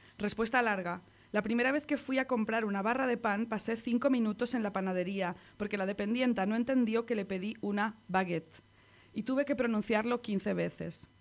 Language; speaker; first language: Spanish; native; Spanish